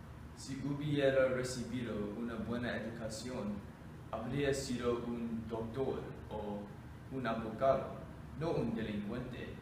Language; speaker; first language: Spanish; non-native, learner; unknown